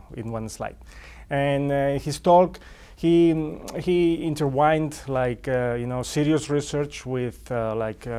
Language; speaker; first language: English; non-native, fluent; Spanish